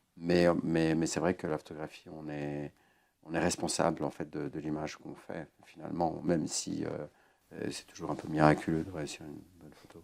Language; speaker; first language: French; native; French